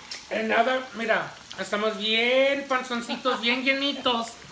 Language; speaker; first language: Spanish; early bilingual, heritage; Spanish